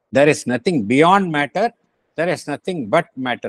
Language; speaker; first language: English; non-native, local second language; Tamil